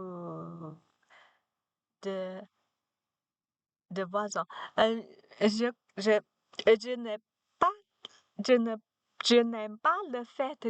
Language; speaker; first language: French; non-native, learner; Chinese